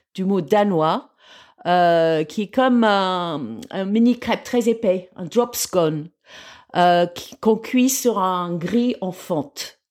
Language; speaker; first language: French; non-native, fluent; English